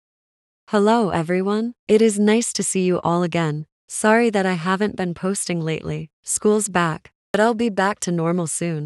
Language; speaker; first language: English; native; English